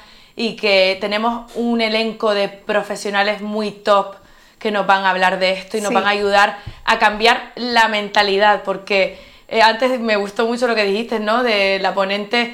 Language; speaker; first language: Spanish; native; Spanish